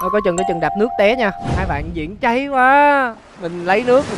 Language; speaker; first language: Vietnamese; native; Vietnamese